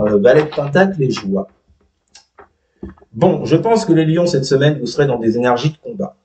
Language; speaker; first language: French; native; French